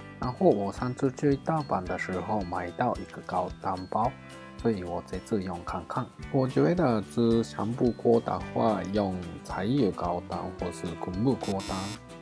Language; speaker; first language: Chinese; non-native, fluent; Japanese